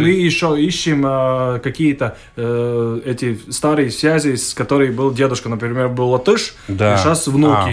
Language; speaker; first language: Russian; non-native, local second language; Latvian